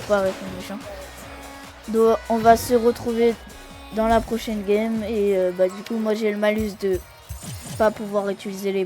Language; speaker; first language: French; native; French